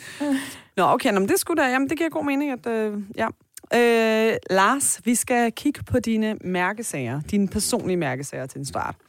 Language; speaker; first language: Danish; early bilingual, other home language; Persian